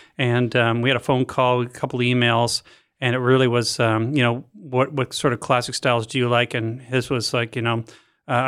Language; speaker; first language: English; native; English